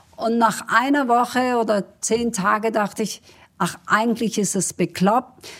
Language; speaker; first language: German; early bilingual, other home language; Kurdish